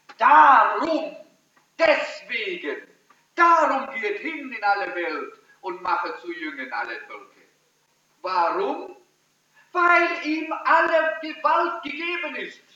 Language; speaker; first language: German; early bilingual, heritage; German